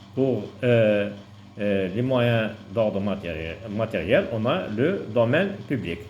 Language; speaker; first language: French; non-native, local second language; Arabic